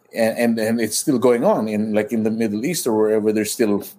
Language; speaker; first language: English; non-native, local second language; Filipino